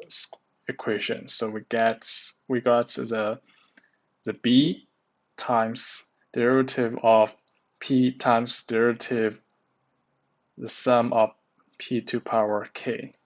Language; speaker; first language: English; non-native, learner; Chinese